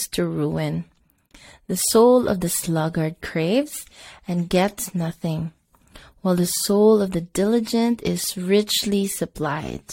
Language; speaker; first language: English; non-native, local second language; Cebuano